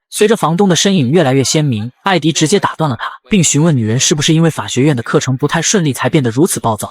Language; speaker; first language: Chinese; native; Chinese